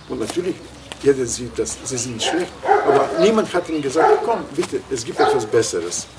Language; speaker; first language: German; non-native, fluent; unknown